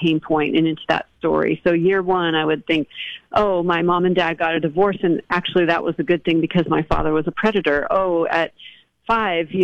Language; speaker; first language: English; native; English